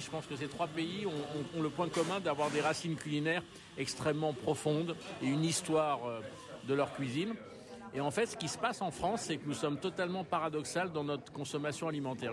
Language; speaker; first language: French; native; French